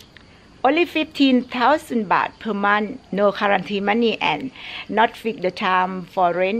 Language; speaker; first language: English; non-native, learner; Thai